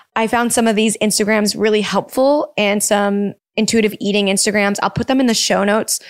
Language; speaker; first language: English; early bilingual, other home language; Filipino